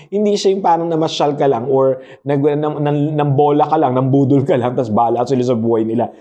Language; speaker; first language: Filipino; non-native, local second language; Pampanga